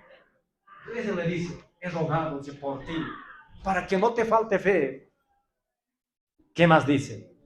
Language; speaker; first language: Spanish; non-native, local second language; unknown